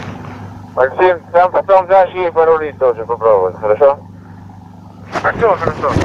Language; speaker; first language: Russian; native; Russian